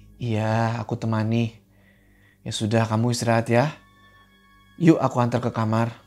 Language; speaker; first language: Indonesian; native; Indonesian